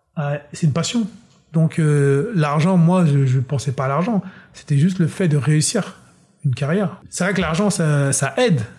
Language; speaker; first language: French; early bilingual, other home language; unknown